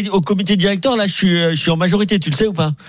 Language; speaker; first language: French; native; French